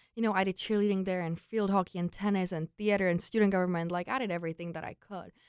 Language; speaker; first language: English; non-native, fluent; Czech